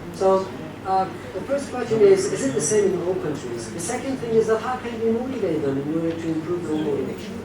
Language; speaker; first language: English; non-native, fluent; Persian